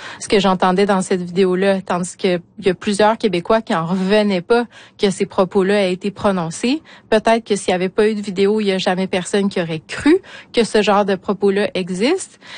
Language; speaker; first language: French; native; French